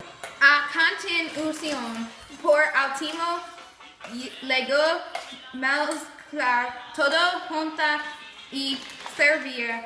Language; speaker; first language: Spanish; non-native, learner; English